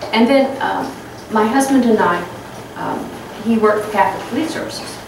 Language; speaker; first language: English; native; English